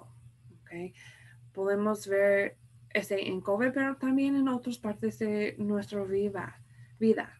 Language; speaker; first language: Spanish; non-native, fluent; English